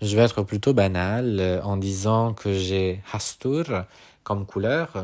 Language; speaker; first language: French; non-native, fluent; Italian